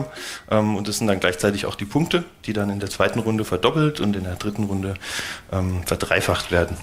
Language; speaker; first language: German; native; German